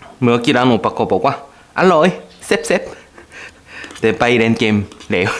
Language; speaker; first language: Thai; non-native, fluent; Korean